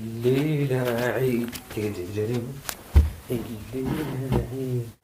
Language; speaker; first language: Arabic; native; Arabic